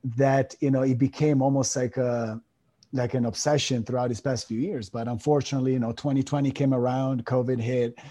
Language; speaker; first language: English; non-native, fluent; Italian